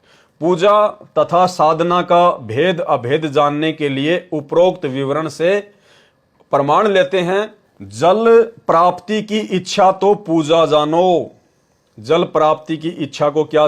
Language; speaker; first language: Hindi; native; Hindi